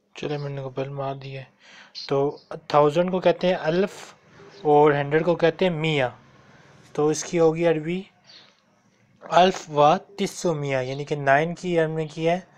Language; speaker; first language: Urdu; non-native, local second language; Punjabi